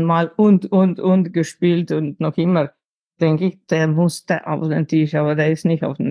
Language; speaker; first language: German; non-native, fluent; Slovenian